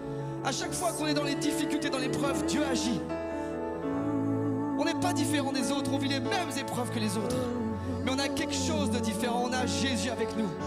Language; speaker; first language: French; native; French